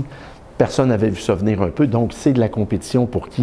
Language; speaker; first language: French; native; French